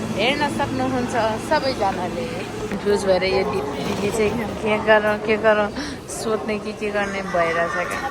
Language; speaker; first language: Nepali; non-native, local second language; Gurung